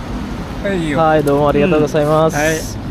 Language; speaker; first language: Japanese; non-native, learner; Sinhala